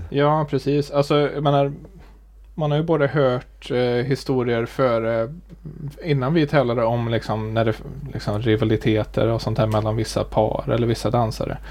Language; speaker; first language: Swedish; native; Swedish